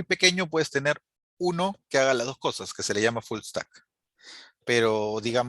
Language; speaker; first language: Spanish; native; Spanish